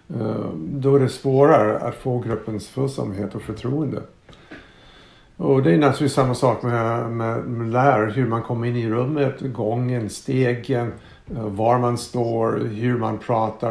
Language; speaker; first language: Swedish; non-native, fluent; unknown